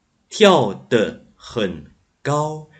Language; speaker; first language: Chinese; non-native, fluent; Indonesian